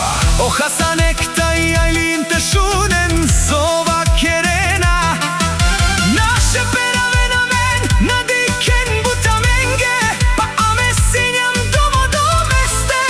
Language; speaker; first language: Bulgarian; non-native, local second language; Romany